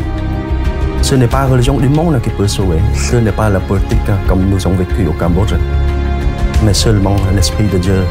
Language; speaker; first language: French; non-native, fluent; Khmer